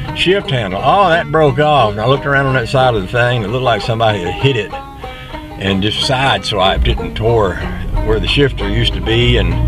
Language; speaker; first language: English; native; English